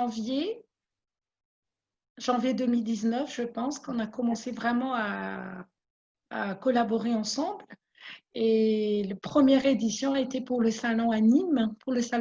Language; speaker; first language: French; non-native, local second language; Malagasy